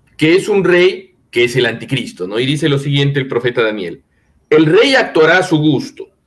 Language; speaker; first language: Spanish; native; Spanish